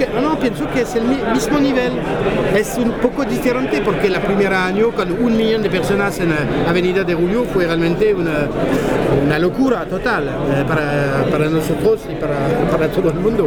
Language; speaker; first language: Spanish; non-native, fluent; French